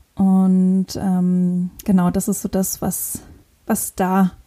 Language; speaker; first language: German; non-native, local second language; Luxembourgish